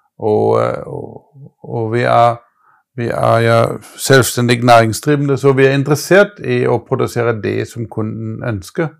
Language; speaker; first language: Norwegian; non-native, fluent; German